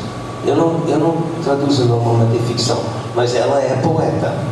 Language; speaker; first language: Portuguese; non-native, fluent; English